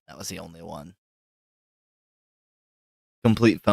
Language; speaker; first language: English; native; English